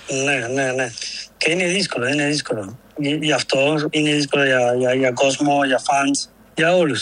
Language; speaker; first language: Greek; non-native, learner; Spanish